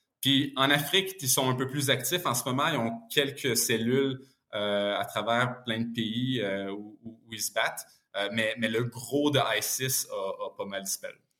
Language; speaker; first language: French; early bilingual, other home language; Bosnian